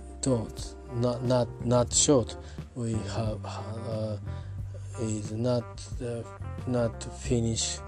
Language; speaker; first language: English; non-native, learner; Japanese